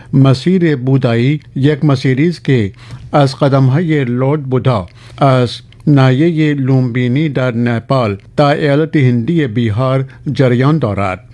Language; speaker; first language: Persian; non-native, fluent; Urdu